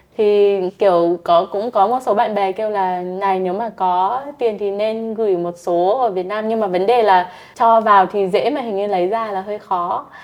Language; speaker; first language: Vietnamese; native; Vietnamese